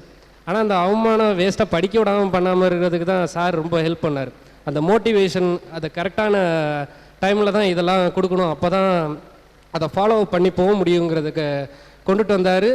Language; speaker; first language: Tamil; native; Tamil